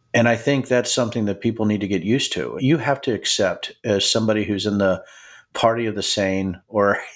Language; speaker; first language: English; native; English